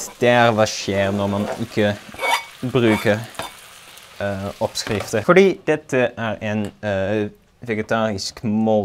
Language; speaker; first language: Norwegian; non-native, learner; Dutch